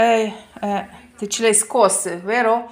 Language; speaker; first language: Italian; non-native, fluent; Ukrainian